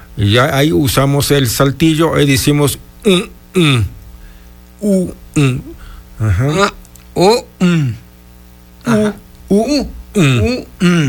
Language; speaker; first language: Spanish; non-native, local second language; Mixtepec Mixtec